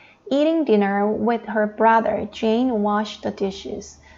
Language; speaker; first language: English; non-native, fluent; Korean